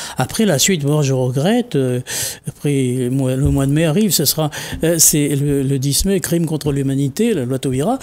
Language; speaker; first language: French; non-native, local second language; Réunion Creole French